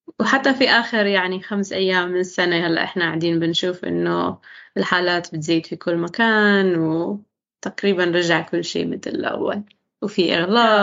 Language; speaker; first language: Arabic; non-native, learner; English